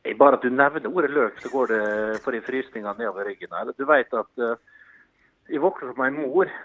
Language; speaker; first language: Norwegian; early bilingual, other home language; Dutch